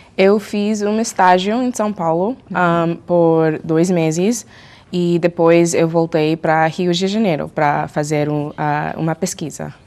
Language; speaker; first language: Portuguese; non-native, fluent; English